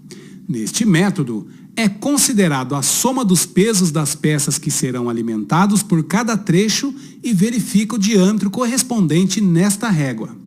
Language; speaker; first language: Portuguese; native; Portuguese